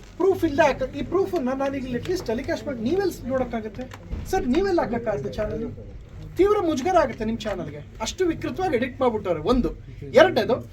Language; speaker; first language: Kannada; native; Kannada